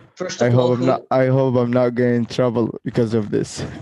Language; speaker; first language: English; non-native, fluent; Arabic